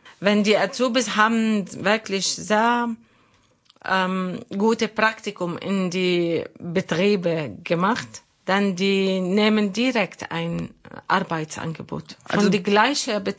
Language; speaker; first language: German; non-native, learner; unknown